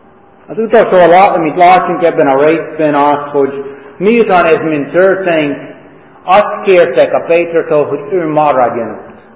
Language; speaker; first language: Hungarian; non-native, fluent; English